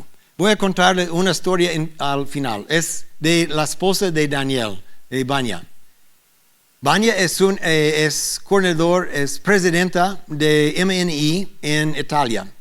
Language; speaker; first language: Spanish; non-native, learner; English